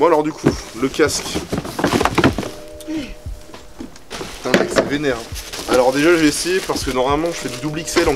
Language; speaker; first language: French; native; French